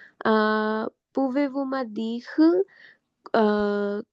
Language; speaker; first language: French; non-native, learner; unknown